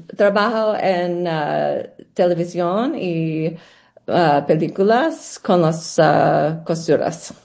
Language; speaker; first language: Spanish; non-native, learner; English